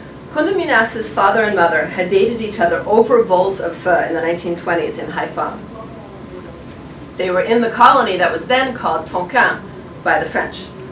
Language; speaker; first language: English; native; English